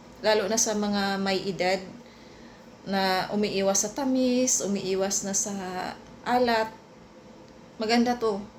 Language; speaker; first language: Filipino; non-native, local second language; Cebuano